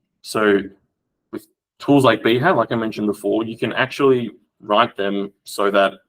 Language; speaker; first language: English; native; English